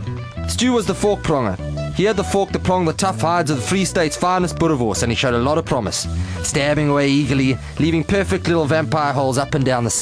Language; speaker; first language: English; native; English